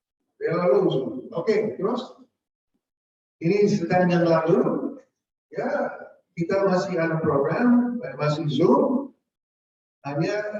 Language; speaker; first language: Indonesian; non-native, fluent; English